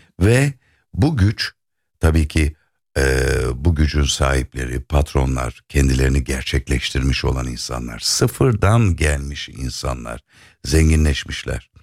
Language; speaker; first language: Turkish; native; Turkish